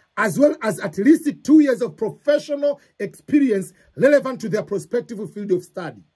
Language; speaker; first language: English; non-native, local second language; Swahili